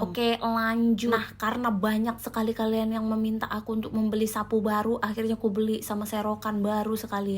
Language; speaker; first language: Indonesian; native; Indonesian